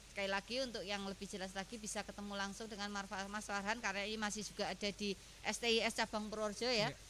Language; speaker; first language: Indonesian; native; Indonesian